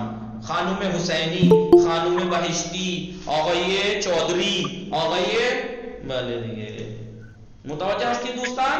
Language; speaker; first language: Persian; non-native, fluent; Urdu